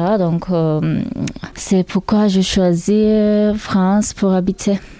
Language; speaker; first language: French; non-native, learner; Turkish